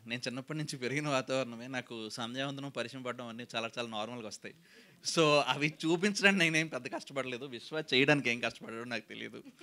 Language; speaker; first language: Telugu; native; Telugu